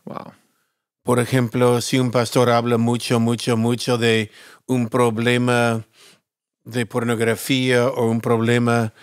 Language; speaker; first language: Spanish; non-native, fluent; English